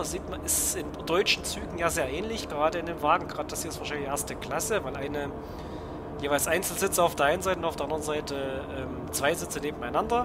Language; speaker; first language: German; native; German